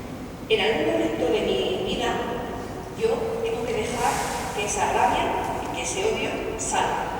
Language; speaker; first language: Spanish; native; Spanish